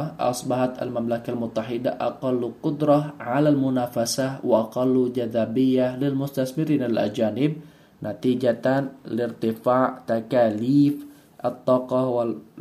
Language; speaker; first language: Arabic; non-native, fluent; Indonesian